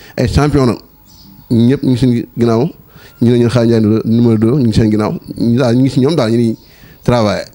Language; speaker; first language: Wolof; native; Wolof